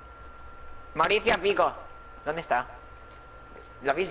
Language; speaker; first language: Spanish; native; Spanish